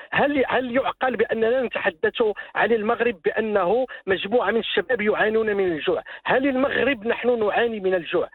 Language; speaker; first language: Arabic; native; Arabic